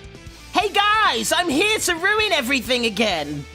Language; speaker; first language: English; native; English